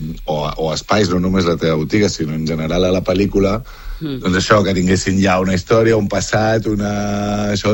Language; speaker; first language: Catalan; native; Catalan